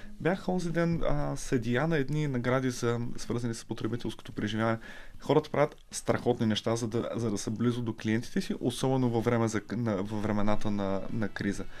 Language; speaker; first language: Bulgarian; native; Bulgarian